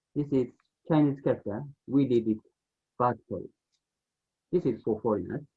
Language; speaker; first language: English; non-native, learner; Japanese